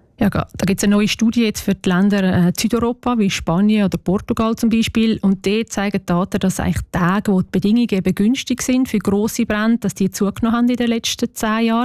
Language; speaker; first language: German; native; German